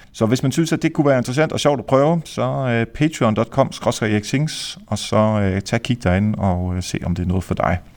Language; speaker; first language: Danish; native; Danish